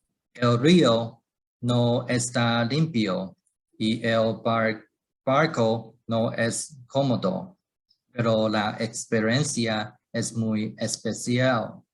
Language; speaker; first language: Spanish; non-native, learner; Chinese